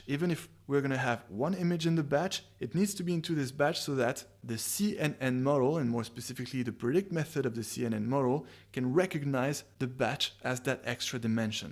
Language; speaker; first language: English; non-native, fluent; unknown